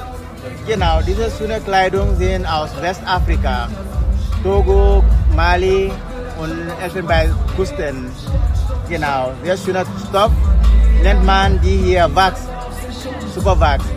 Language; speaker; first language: German; non-native, learner; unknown